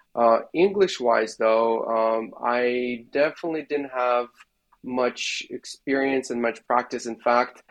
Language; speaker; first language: English; non-native, fluent; Russian